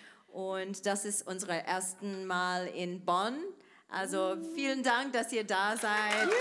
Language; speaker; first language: German; non-native, learner; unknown